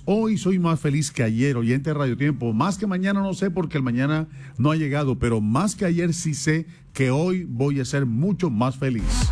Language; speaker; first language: Spanish; native; Spanish